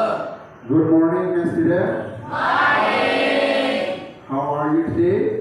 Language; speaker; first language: English; non-native, local second language; Indonesian